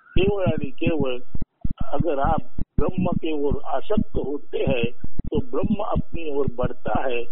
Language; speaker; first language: Hindi; non-native, local second language; Marathi